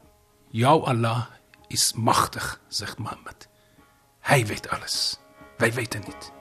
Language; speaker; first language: Dutch; non-native, fluent; Persian